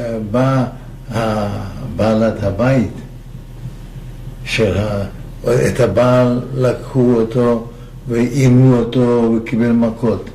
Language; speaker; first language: Hebrew; non-native, fluent; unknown